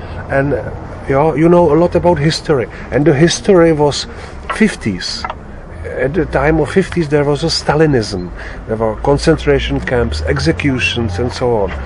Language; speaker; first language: English; non-native, fluent; Czech